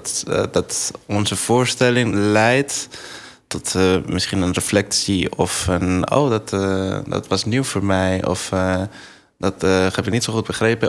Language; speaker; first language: Dutch; non-native, fluent; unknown